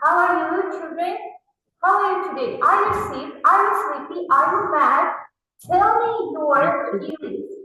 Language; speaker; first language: English; non-native, fluent; Kazakh